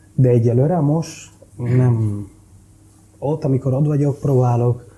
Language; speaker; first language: Hungarian; non-native, fluent; Spanish